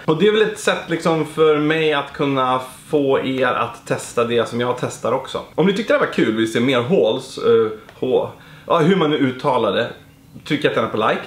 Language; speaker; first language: Swedish; native; Swedish